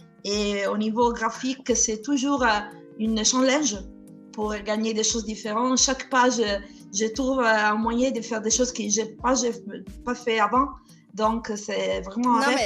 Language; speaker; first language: French; non-native, fluent; Italian